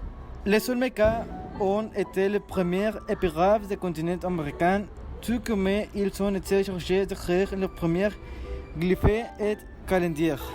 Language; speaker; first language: French; non-native, learner; Spanish